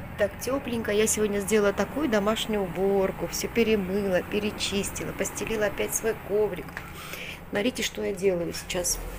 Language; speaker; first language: Russian; non-native, local second language; Georgian